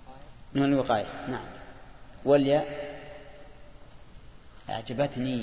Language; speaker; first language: Arabic; native; Arabic